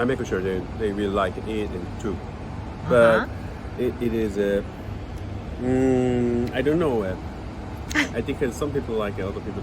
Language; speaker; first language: English; non-native, learner; Korean